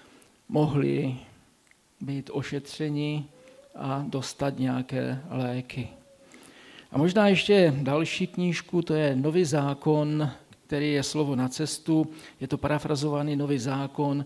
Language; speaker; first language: Czech; native; Czech